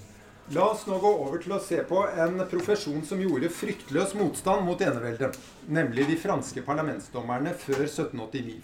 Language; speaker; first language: Norwegian; native; Norwegian